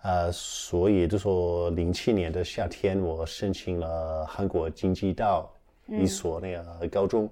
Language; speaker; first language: Chinese; non-native, fluent; English